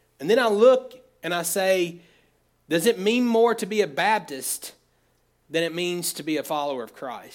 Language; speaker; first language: English; native; English